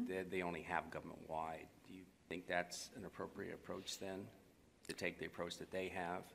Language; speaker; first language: English; native; English